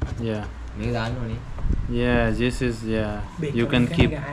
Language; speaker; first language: English; non-native, learner; Russian